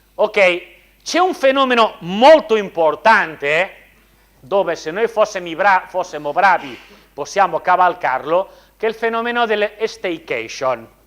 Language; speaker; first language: Italian; non-native, fluent; Spanish